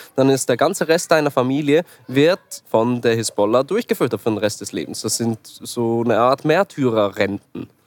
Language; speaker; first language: German; native; German